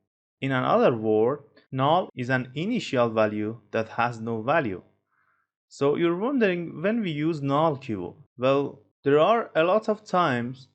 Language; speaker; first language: English; non-native, fluent; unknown